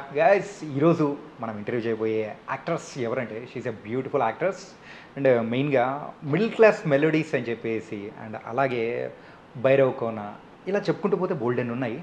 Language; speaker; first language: Telugu; native; Telugu